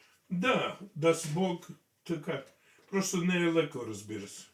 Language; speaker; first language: Bulgarian; non-native, fluent; English